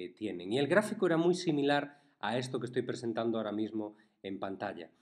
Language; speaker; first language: Spanish; native; Spanish